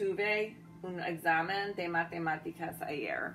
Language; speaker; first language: Spanish; non-native, fluent; English